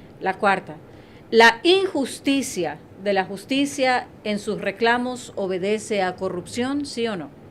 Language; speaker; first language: Spanish; native; Spanish